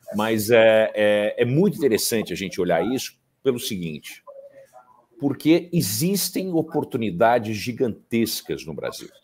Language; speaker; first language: Portuguese; early bilingual, heritage; Portuguese